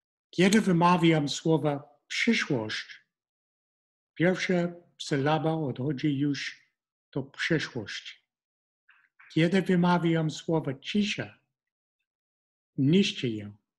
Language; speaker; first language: Polish; non-native, fluent; English